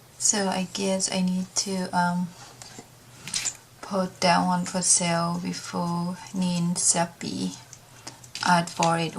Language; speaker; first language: English; non-native, learner; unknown